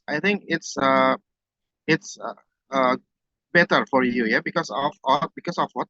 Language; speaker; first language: English; non-native, fluent; Indonesian